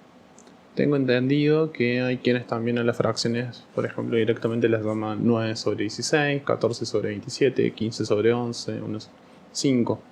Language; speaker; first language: Spanish; native; Spanish